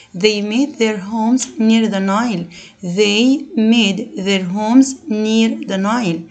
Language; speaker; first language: English; non-native, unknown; Arabic